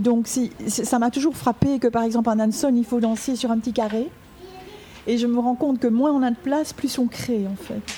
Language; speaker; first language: French; native; French